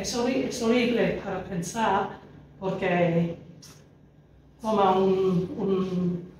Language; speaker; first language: Spanish; non-native, fluent; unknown